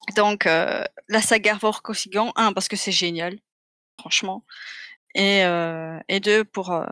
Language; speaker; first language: French; native; French